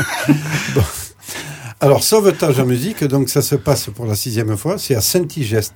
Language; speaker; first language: French; native; French